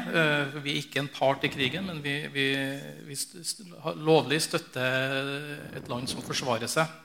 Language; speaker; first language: Norwegian; native; Norwegian